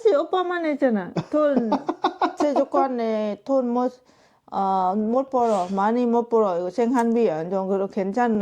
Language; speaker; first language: Korean; non-native, learner; Lao